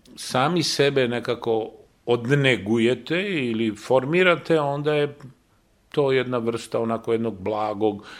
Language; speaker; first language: Serbian; native; Serbian